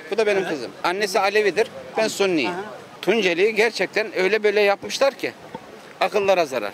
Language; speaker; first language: Turkish; native; Turkish